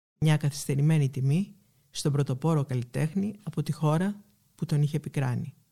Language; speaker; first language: Greek; native; Greek